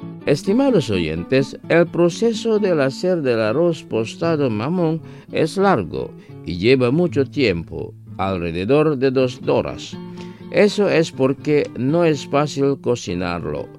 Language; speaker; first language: Spanish; non-native, fluent; Indonesian